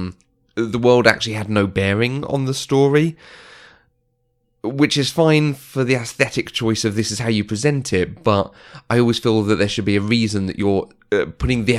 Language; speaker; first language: English; native; English